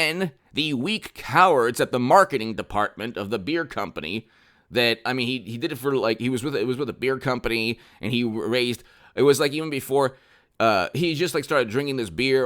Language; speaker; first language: English; native; English